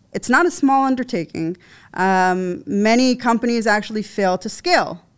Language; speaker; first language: English; native; English